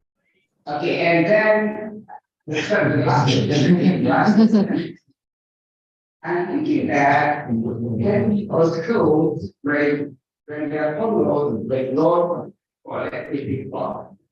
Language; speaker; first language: English; non-native, fluent; Indonesian